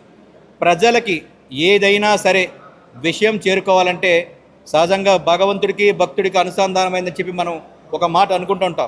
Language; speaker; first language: Telugu; native; Telugu